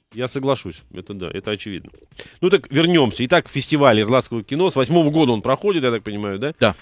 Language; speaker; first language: Russian; native; Russian